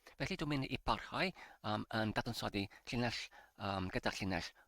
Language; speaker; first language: Welsh; non-native, learner; English